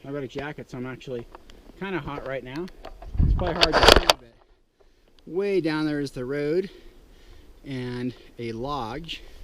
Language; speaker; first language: English; native; English